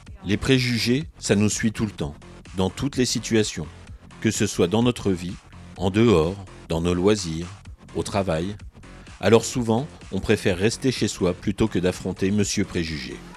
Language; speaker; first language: French; native; French